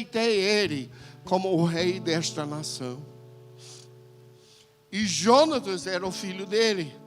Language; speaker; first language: Portuguese; non-native, fluent; English